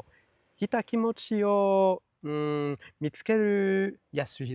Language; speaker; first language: Japanese; non-native, learner; French